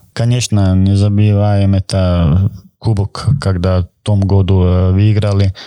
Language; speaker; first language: Russian; non-native, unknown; Croatian